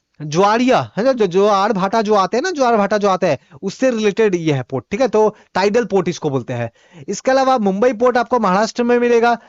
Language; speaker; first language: Hindi; non-native, local second language; Bhojpuri